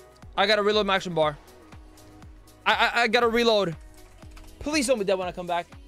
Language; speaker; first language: English; non-native, fluent; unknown